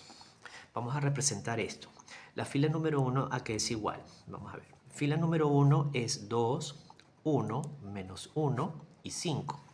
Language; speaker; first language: Spanish; native; Spanish